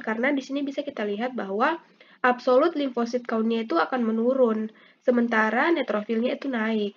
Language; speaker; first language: Indonesian; native; Indonesian